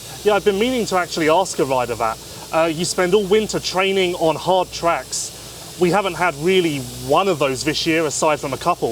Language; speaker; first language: English; native; English